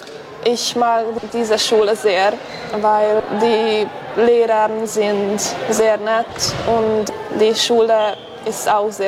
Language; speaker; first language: German; non-native, local second language; Hungarian